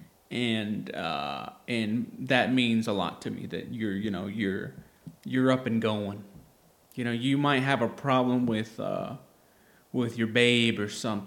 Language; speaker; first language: English; early bilingual, other home language; Spanish